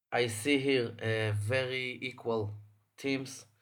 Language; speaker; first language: English; non-native, fluent; Hebrew